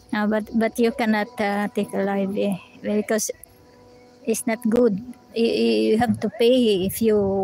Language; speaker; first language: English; non-native, learner; Filipino